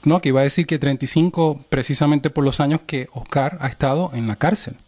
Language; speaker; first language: Spanish; native; Spanish